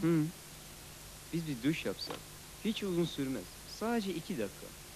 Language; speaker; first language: Turkish; early bilingual, other home language; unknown